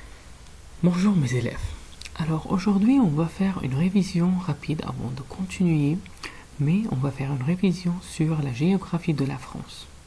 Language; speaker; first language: French; non-native, fluent; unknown